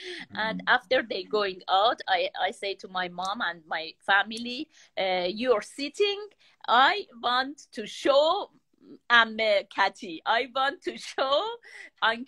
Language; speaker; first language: English; non-native, learner; Persian